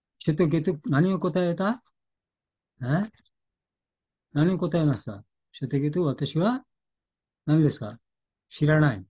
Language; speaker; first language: Japanese; non-native, fluent; Bangla